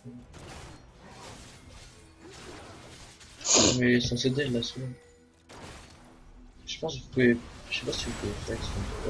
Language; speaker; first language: French; native; French